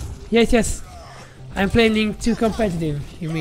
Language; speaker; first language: English; non-native, learner; Italian